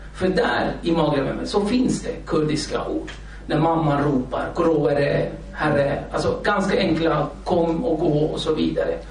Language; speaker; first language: Swedish; early bilingual, other home language; Kurdish